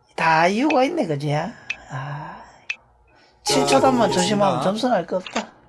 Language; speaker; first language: Korean; native; Korean